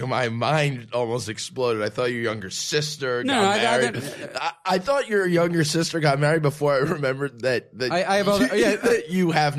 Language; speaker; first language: English; native; English